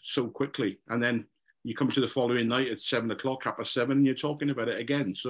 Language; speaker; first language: English; native; English